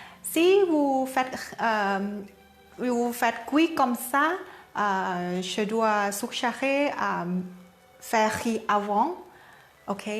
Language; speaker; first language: French; non-native, learner; Thai